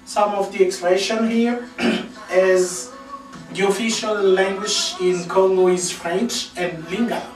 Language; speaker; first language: English; non-native, fluent; Lingala